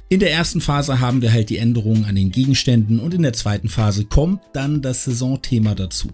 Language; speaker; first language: German; native; German